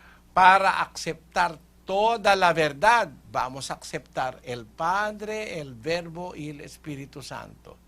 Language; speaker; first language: Spanish; non-native, fluent; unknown